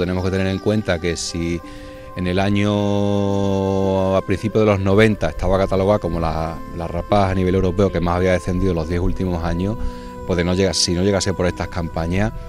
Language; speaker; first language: Spanish; native; Spanish